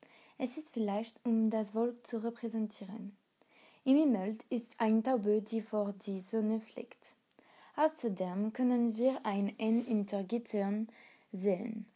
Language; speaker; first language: German; non-native, learner; French